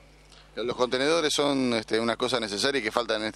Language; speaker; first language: Spanish; native; Spanish